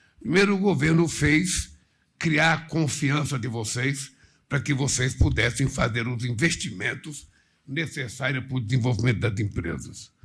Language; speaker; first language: Portuguese; native; Portuguese